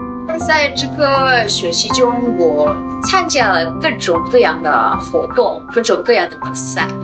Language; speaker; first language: Chinese; non-native, fluent; Indonesian